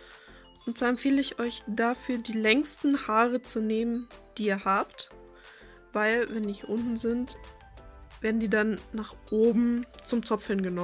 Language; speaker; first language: German; native; German